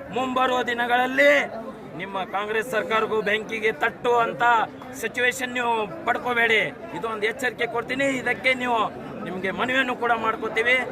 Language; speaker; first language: Kannada; non-native, local second language; Lambadi